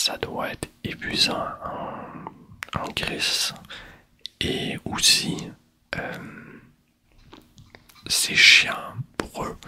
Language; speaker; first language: French; native; French